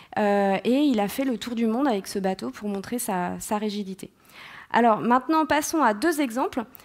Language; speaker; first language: French; native; French